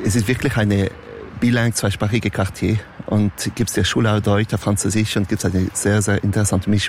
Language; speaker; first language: German; non-native, local second language; French